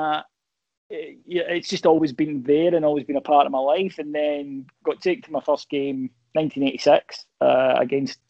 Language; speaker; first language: English; native; English